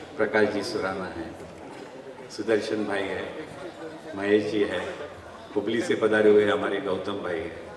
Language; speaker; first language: Hindi; non-native, local second language; Marathi